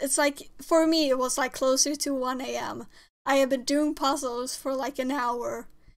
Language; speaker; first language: English; non-native, fluent; Swedish